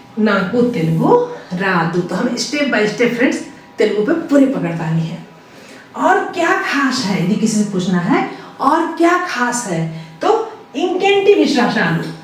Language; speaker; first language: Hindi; native; Hindi